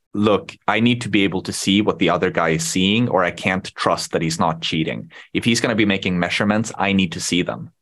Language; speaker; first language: English; non-native, fluent; Swedish